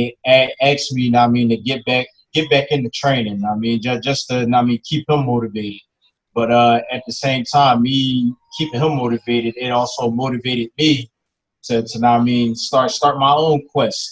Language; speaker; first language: English; native; English